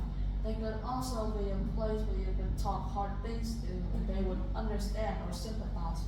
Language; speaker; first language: English; non-native, fluent; Vietnamese